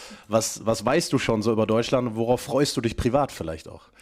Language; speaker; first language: German; native; German